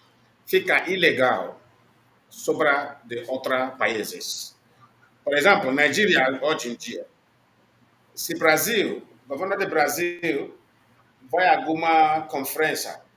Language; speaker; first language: Portuguese; non-native, learner; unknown